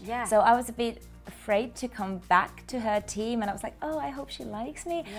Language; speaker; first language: English; non-native, fluent; Finnish